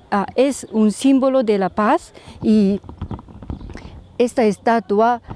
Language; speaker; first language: Spanish; non-native, learner; Japanese